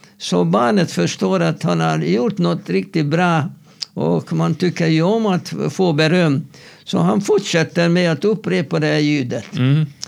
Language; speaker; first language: Swedish; non-native, fluent; Hungarian